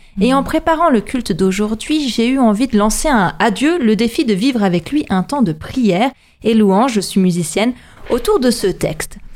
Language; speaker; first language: French; native; French